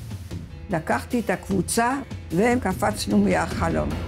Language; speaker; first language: Hebrew; non-native, fluent; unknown